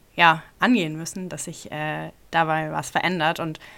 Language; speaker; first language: German; native; German